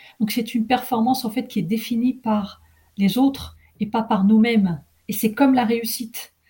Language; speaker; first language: French; early bilingual, other home language; Arabic